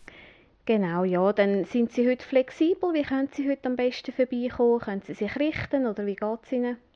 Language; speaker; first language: German; native; German